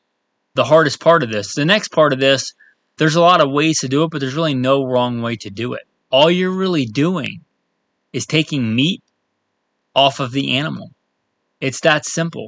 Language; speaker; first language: English; native; English